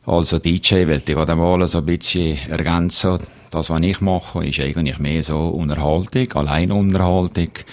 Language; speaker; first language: German; native; German